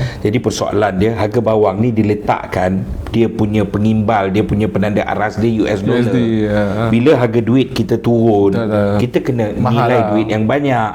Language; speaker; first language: Malay; native; Malay